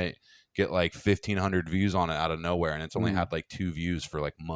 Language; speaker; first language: English; native; English